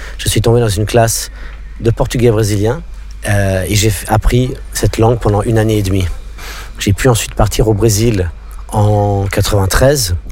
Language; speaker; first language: French; non-native, local second language; English